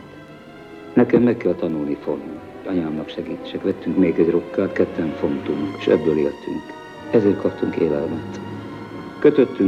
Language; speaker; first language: Hungarian; native; Hungarian